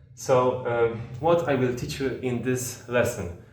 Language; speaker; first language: English; non-native, fluent; Polish